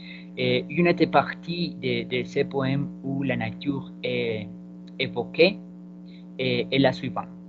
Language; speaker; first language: French; non-native, learner; Spanish